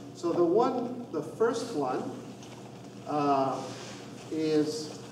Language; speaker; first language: English; non-native, fluent; Arabic